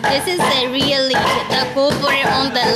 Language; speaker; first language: English; non-native, learner; Burmese